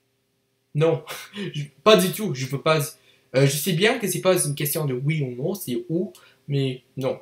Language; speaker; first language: French; non-native, learner; English